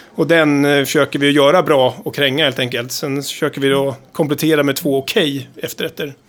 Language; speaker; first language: Swedish; native; Swedish